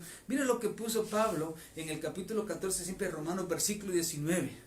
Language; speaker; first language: Spanish; native; Spanish